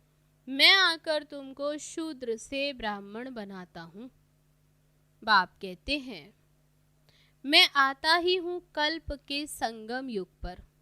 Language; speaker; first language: Hindi; native; Hindi